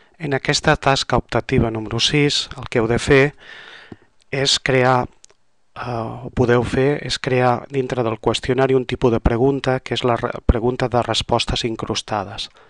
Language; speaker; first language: Catalan; non-native, local second language; Spanish